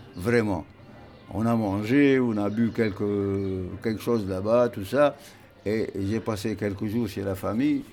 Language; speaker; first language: French; non-native, local second language; Arabic